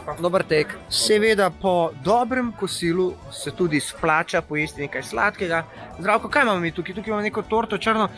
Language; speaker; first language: Slovenian; native; Slovenian